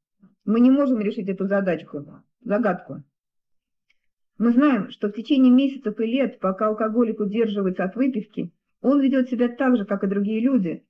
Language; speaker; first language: Russian; native; Russian